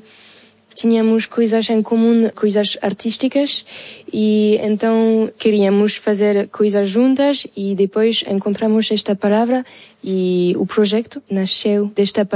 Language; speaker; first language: Portuguese; non-native, fluent; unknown